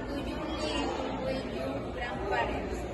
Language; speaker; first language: English; non-native, learner; Spanish